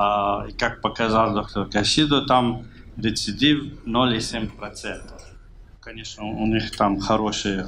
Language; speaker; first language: Russian; non-native, fluent; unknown